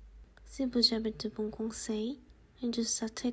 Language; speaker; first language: French; non-native, fluent; Korean